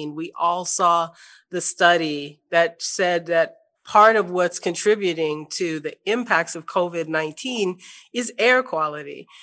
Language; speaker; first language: English; native; English